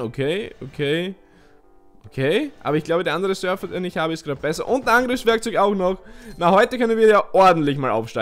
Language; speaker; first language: German; native; German